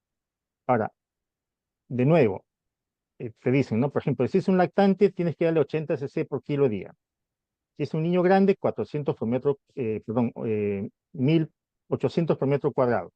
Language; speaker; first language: Spanish; native; Spanish